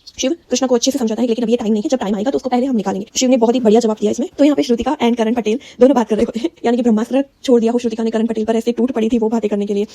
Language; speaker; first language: Hindi; native; Hindi